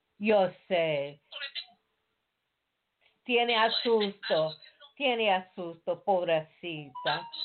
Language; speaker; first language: Spanish; non-native, learner; English